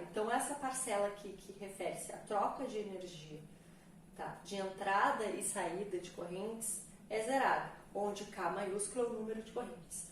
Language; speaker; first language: Portuguese; native; Portuguese